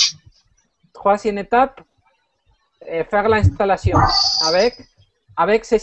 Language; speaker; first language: French; non-native, fluent; Spanish